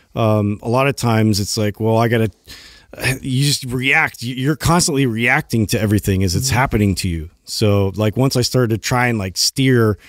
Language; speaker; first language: English; native; English